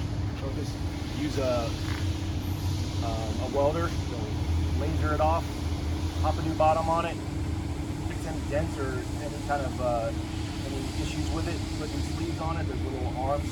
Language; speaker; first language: English; native; English